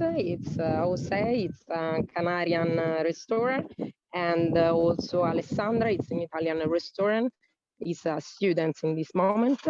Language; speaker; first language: English; non-native, learner; Italian